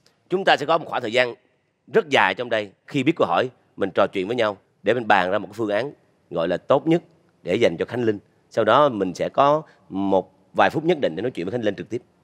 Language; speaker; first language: Vietnamese; native; Vietnamese